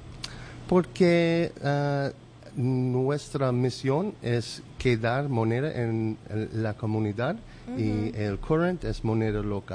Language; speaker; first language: Spanish; non-native, learner; English